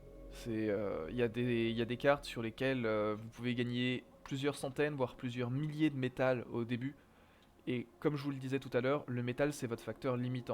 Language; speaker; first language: French; native; French